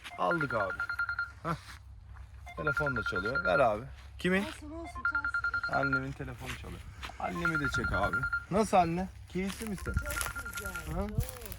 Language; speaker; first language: Turkish; early bilingual, heritage; Turkish